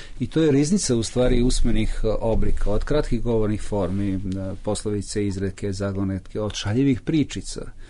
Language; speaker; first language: Serbian; native; Serbian